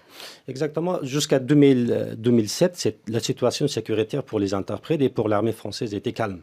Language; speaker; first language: French; non-native, fluent; Persian